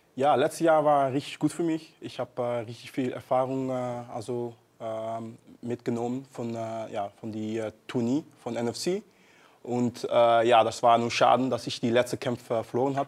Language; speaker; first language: German; non-native, learner; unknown